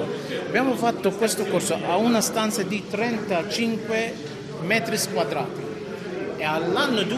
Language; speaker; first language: Italian; non-native, fluent; Arabic